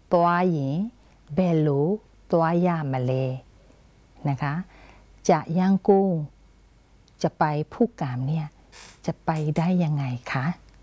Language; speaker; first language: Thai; non-native, fluent; Burmese